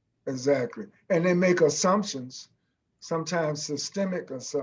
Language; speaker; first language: English; native; English